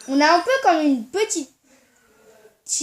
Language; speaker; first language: French; native; French